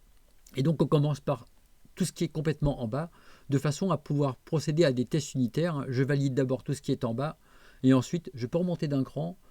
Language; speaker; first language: French; native; French